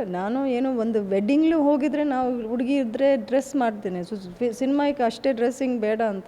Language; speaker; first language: Kannada; early bilingual, heritage; English